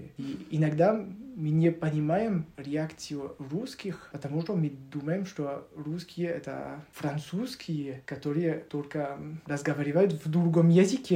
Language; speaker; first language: Russian; non-native, learner; French